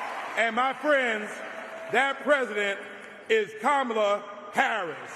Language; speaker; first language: English; native; English